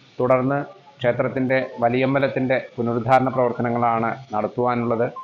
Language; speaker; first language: Malayalam; native; Malayalam